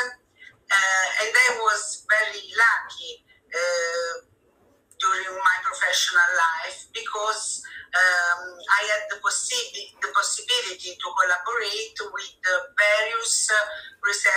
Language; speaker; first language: English; non-native, fluent; Italian